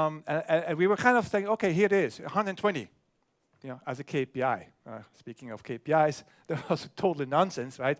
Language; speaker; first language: English; non-native, fluent; German